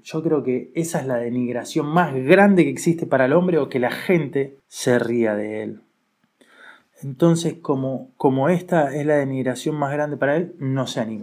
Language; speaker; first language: Spanish; native; Spanish